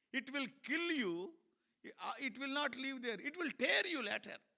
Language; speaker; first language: English; non-native, local second language; Telugu